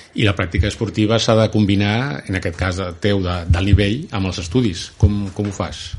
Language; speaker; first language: Catalan; native; Catalan